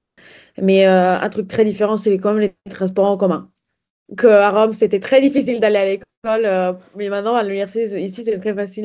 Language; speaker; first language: French; non-native, fluent; Italian